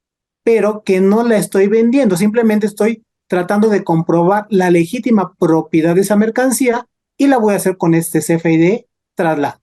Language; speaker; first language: Spanish; native; Spanish